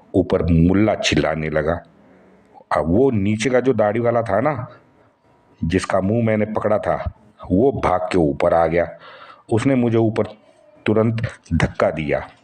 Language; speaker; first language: Hindi; non-native, local second language; Marathi